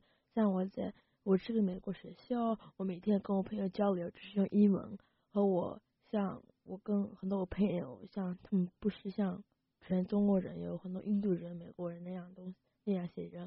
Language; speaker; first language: Chinese; early bilingual, heritage; Chinese